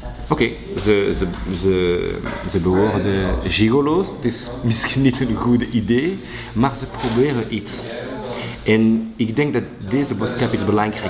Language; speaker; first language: Dutch; non-native, local second language; French